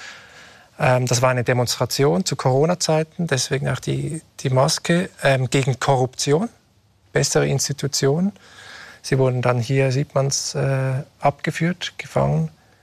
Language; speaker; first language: German; native; German